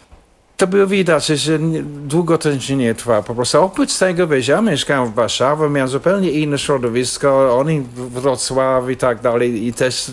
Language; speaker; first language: Polish; non-native, fluent; English